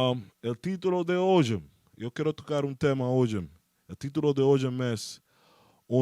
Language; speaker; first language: Portuguese; non-native, fluent; Spanish